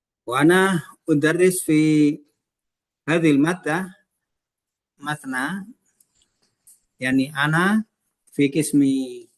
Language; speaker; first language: Arabic; non-native, fluent; Indonesian